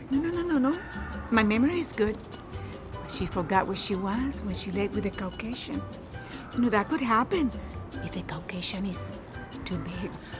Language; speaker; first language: English; non-native, learner; Spanish